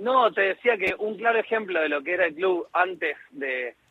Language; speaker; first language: Spanish; native; Spanish